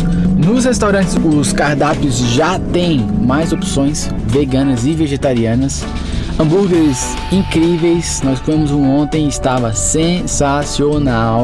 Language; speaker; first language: Portuguese; native; Portuguese